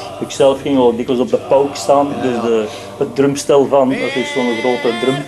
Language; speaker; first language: Dutch; early bilingual, other home language; Italian